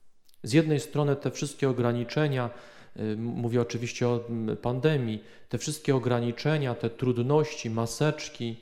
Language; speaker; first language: Polish; native; Polish